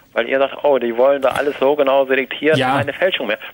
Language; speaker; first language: German; non-native, fluent; Spanish